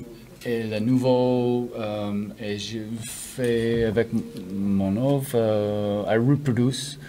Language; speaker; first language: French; non-native, learner; English